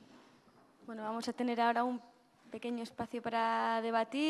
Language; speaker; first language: Spanish; native; Spanish